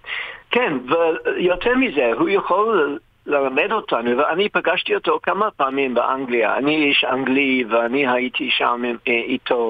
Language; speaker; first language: Hebrew; non-native, fluent; English